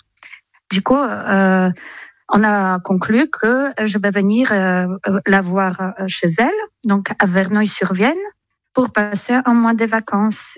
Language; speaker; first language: French; non-native, fluent; Polish